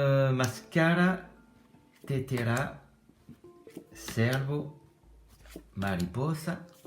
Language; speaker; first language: Spanish; non-native, learner; French